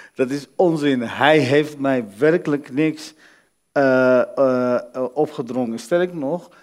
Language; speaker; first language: Dutch; early bilingual, other home language; Arabic